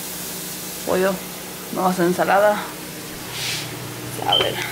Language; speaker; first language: Spanish; early bilingual, heritage; Spanish